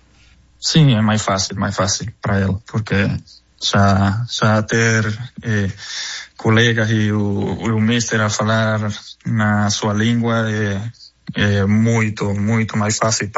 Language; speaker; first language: Portuguese; non-native, fluent; Spanish